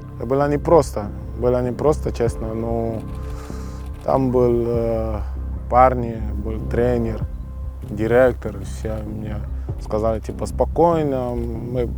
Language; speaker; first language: Ukrainian; non-native, learner; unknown